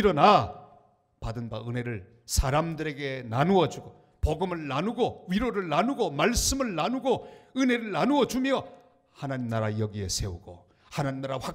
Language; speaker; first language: Korean; native; Korean